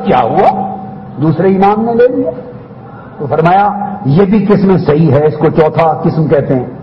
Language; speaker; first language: Urdu; non-native, local second language; Punjabi